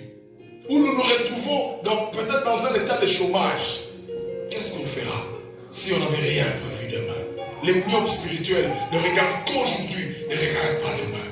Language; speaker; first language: French; non-native, local second language; Lingala